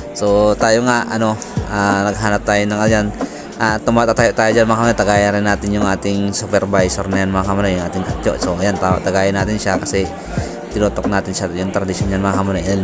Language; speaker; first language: Filipino; non-native, local second language; Bikol